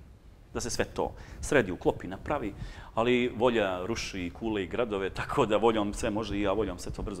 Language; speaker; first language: Serbian; native; Serbian